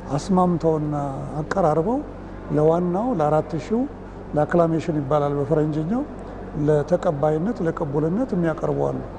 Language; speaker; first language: Amharic; native; Amharic